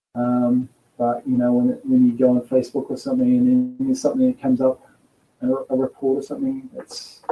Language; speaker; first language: English; native; English